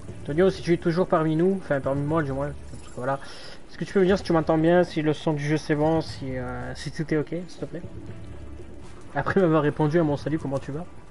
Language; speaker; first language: French; native; French